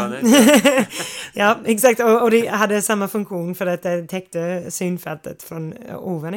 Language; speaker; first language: Swedish; non-native, fluent; English